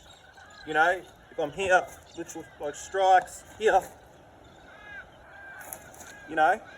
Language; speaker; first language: English; native; English